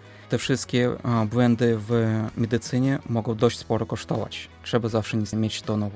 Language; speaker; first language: Polish; non-native, fluent; Russian